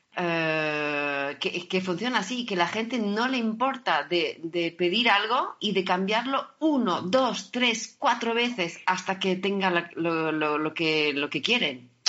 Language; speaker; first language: Spanish; early bilingual, heritage; French